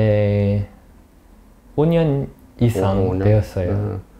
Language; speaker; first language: Korean; non-native, fluent; English